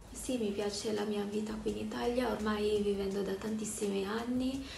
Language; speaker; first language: Italian; early bilingual, other home language; Filipino